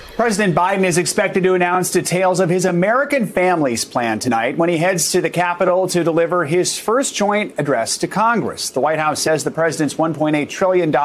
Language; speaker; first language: English; native; English